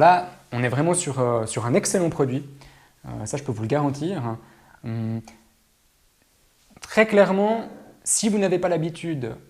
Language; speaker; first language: French; native; French